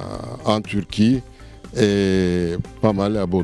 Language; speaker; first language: French; non-native, fluent; Turkish